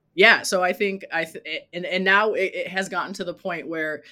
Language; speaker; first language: English; native; English